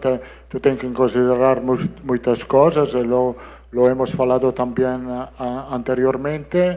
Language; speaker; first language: Portuguese; non-native, learner; Italian